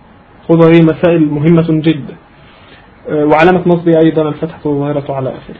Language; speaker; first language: Arabic; native; Arabic